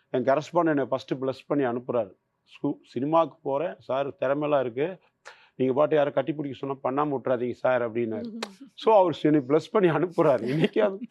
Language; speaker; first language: Tamil; native; Tamil